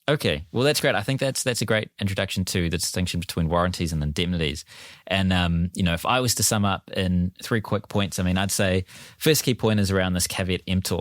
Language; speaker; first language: English; native; English